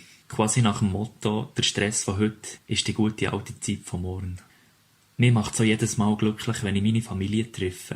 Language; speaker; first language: German; native; German